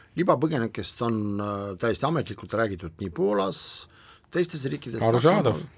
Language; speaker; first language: Estonian; non-native, local second language; Russian